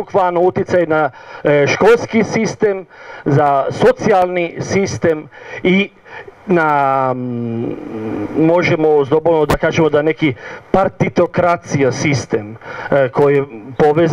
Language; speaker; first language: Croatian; non-native, learner; Italian